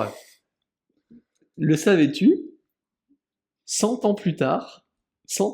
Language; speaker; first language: French; native; French